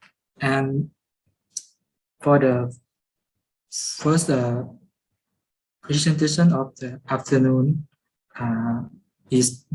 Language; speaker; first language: English; non-native, fluent; Lao